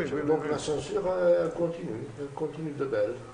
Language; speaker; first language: French; non-native, fluent; Romanian